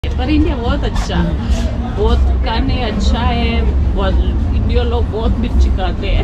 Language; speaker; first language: Hindi; non-native, learner; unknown